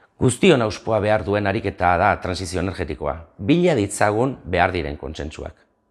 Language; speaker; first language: Basque; native; Basque